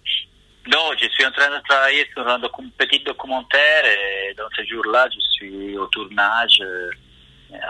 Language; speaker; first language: French; non-native, fluent; Italian